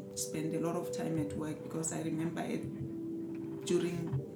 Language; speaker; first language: English; non-native, local second language; Southern Sotho